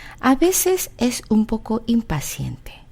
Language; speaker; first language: Spanish; non-native, fluent; Korean